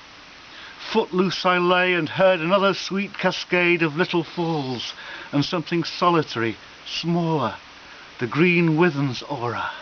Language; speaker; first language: English; native; English